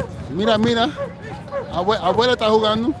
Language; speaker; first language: Spanish; non-native, fluent; English